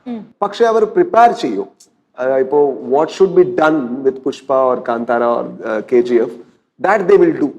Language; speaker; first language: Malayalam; non-native, learner; Kannada